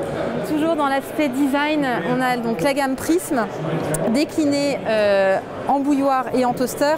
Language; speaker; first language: French; native; French